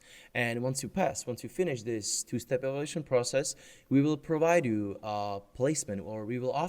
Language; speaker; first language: English; non-native, fluent; Czech